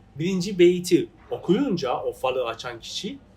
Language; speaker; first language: Turkish; non-native, fluent; Persian